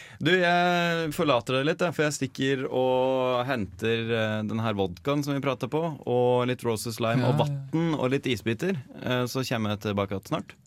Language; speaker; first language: Norwegian; native; Norwegian